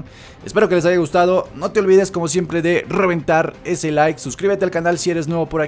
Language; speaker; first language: Spanish; native; Spanish